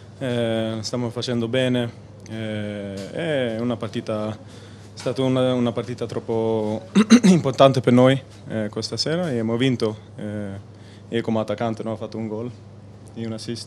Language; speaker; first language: Italian; non-native, learner; Spanish